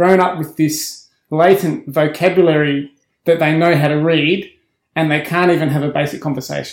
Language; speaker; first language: English; native; English